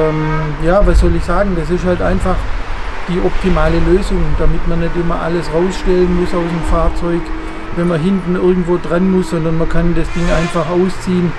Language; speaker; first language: German; native; German